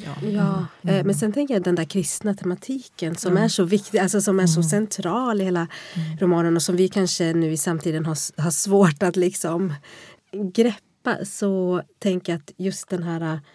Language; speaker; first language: Swedish; native; Swedish